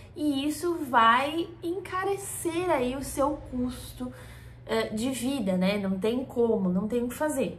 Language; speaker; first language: Portuguese; native; Portuguese